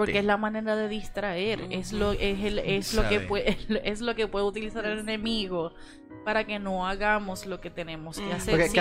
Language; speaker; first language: Spanish; native; Spanish